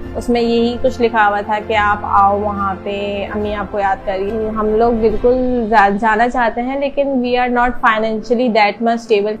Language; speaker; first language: Urdu; native; Urdu